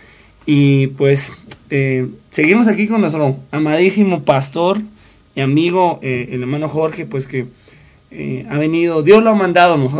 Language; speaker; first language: Spanish; native; Spanish